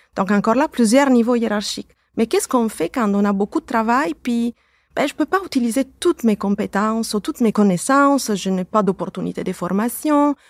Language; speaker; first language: French; native; French